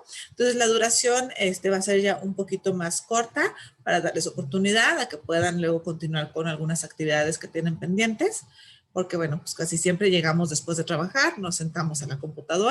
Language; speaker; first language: Spanish; native; Spanish